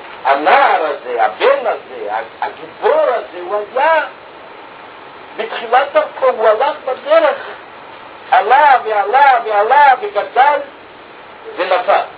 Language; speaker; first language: Hebrew; non-native, fluent; Russian